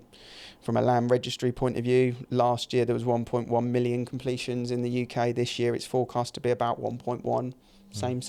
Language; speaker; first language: English; native; English